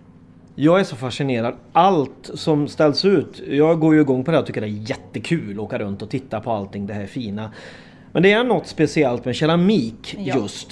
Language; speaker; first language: Swedish; native; Swedish